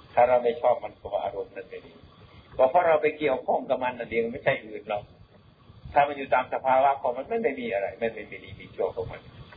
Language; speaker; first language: Thai; non-native, local second language; Lao